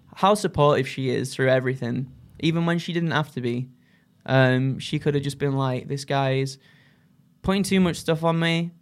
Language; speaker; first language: English; native; English